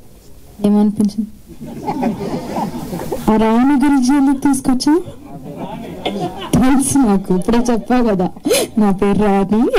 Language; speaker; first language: Telugu; non-native, fluent; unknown